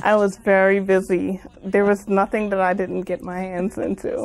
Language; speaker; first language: English; native; English